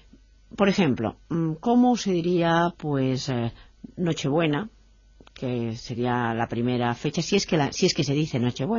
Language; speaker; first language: Spanish; native; Spanish